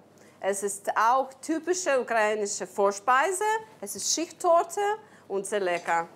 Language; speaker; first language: German; non-native, learner; Ukrainian